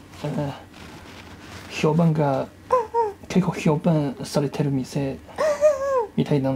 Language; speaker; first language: Japanese; non-native, fluent; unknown